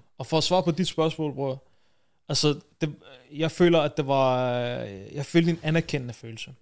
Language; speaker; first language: Danish; early bilingual, other home language; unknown